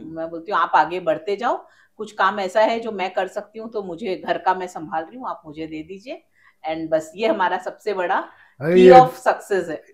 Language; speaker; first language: Hindi; native; Hindi